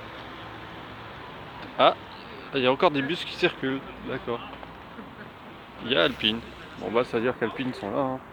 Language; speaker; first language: French; native; French